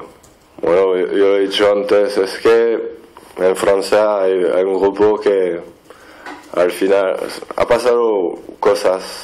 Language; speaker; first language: Spanish; non-native, fluent; French